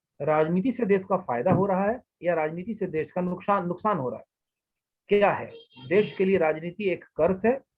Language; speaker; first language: Hindi; native; Hindi